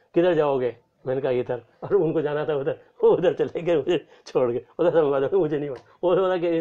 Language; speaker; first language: Hindi; native; Hindi